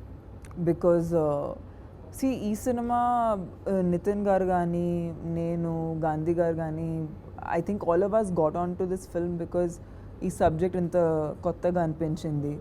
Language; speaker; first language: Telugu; non-native, local second language; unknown